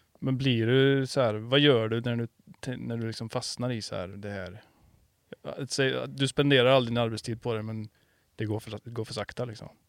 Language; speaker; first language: Swedish; native; Swedish